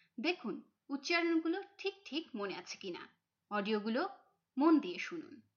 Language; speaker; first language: Bangla; native; Bangla